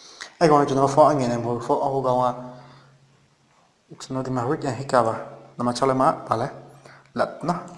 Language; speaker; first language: Burmese; native; Burmese